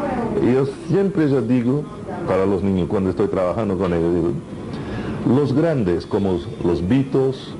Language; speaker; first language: Spanish; non-native, fluent; Portuguese